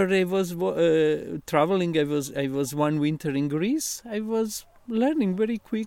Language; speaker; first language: English; non-native, learner; Italian